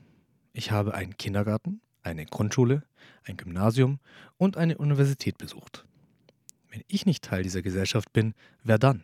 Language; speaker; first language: German; early bilingual, other home language; Turkish